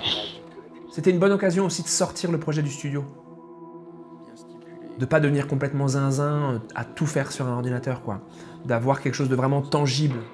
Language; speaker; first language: French; native; French